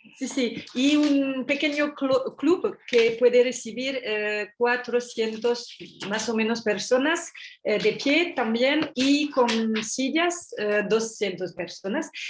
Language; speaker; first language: Spanish; non-native, learner; French